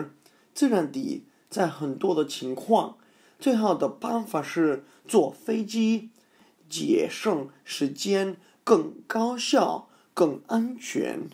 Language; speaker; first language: Chinese; non-native, fluent; English